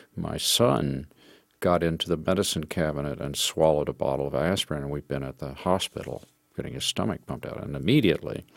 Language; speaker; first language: English; native; English